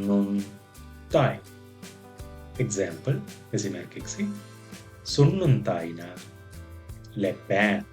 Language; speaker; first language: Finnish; non-native, fluent; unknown